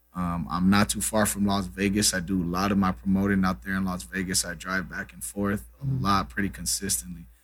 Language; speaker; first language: English; early bilingual, other home language; Portuguese